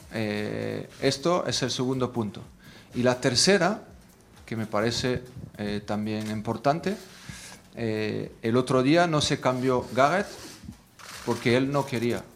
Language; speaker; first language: Spanish; non-native, fluent; French